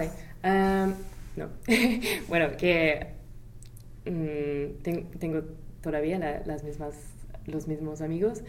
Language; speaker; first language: Spanish; non-native, fluent; English